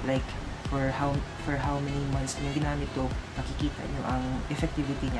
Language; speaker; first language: Filipino; non-native, local second language; Cebuano